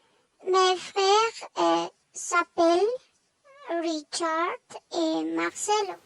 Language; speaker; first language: French; non-native, learner; Spanish